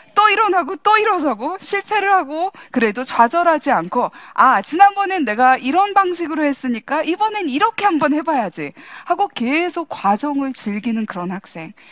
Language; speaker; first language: Korean; early bilingual, heritage; English